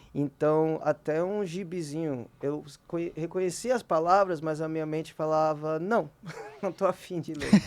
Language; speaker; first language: Portuguese; early bilingual, heritage; Portuguese